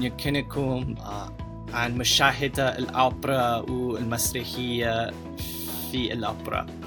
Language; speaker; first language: Arabic; non-native, learner; English